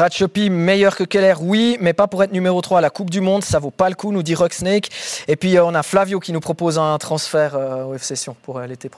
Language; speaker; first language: French; native; French